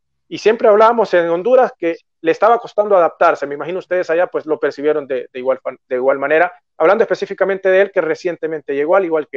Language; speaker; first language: Spanish; native; Spanish